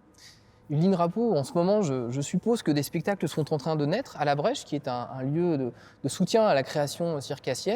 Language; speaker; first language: French; native; French